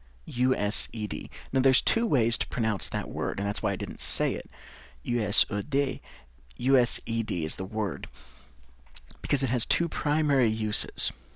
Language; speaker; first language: English; native; English